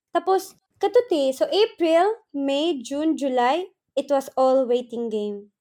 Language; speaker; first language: English; non-native, local second language; Surigaonon